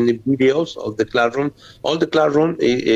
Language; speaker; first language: English; non-native, learner; Spanish